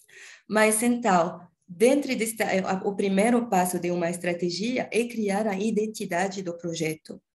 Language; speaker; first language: Portuguese; non-native, learner; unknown